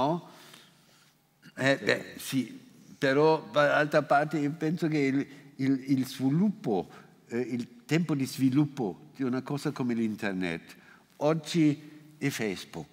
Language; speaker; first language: Italian; non-native, fluent; German